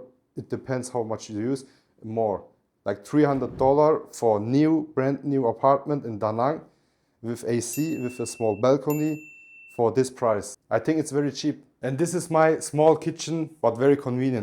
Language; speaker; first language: English; non-native, learner; Turkish